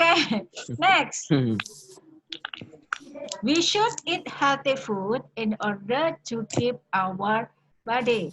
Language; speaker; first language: English; non-native, learner; Indonesian